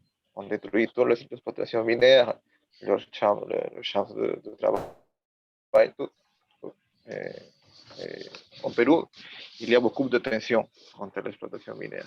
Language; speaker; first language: French; non-native, learner; Spanish